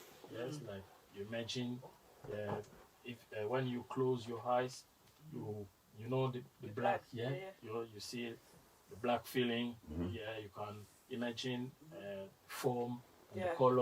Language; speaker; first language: English; non-native, learner; French